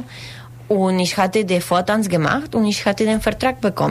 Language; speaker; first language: German; non-native, learner; Spanish